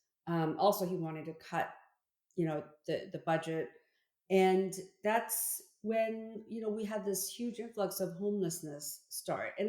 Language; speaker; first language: English; early bilingual, other home language; Korean